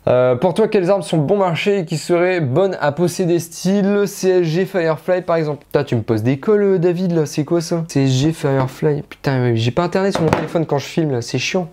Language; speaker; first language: French; native; French